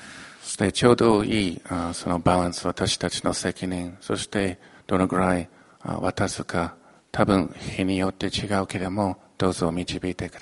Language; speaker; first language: Japanese; non-native, fluent; English